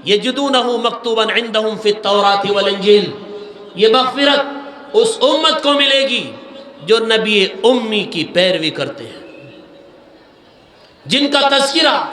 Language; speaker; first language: Urdu; native; Urdu